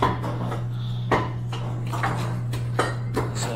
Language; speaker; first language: Chinese; non-native, learner; Japanese